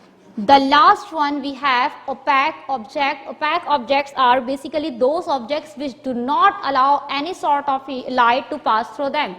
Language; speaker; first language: English; non-native, local second language; Urdu